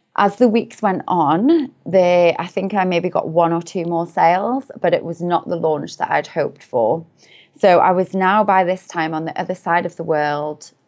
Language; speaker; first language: English; native; English